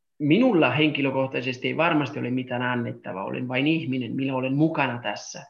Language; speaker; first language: Finnish; non-native, fluent; Italian